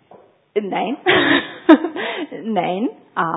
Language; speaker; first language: German; non-native, fluent; Italian